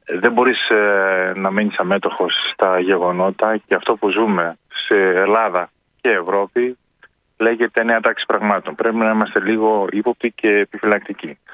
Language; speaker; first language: Greek; native; Greek